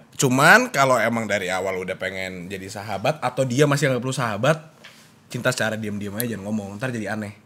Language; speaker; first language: Indonesian; native; Indonesian